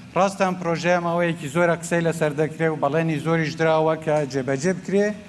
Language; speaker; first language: Central Kurdish; non-native, local second language; Kurdish